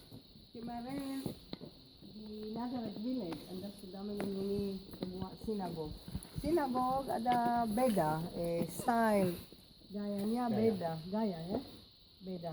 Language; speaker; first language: Indonesian; non-native, fluent; Hebrew